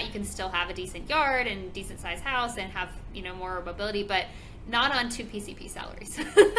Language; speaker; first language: English; native; English